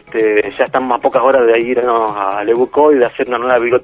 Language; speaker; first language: Spanish; native; Spanish